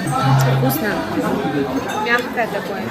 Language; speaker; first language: Russian; native; Russian